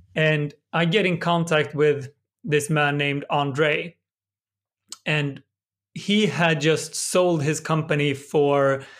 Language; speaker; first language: English; non-native, fluent; Swedish